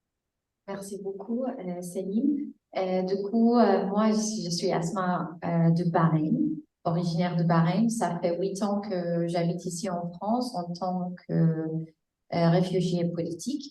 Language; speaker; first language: French; non-native, fluent; Arabic